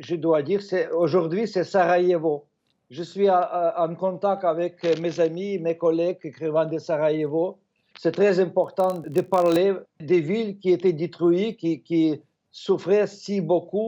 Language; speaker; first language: French; non-native, fluent; Ukrainian